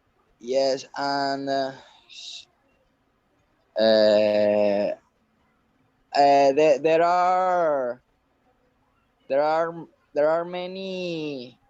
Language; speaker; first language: English; non-native, learner; Spanish